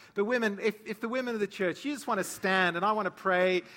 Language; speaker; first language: English; native; English